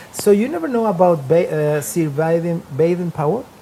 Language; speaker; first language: English; non-native, learner; Spanish